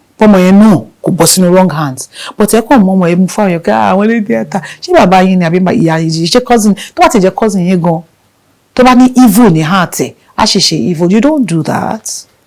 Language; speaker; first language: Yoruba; native; Yoruba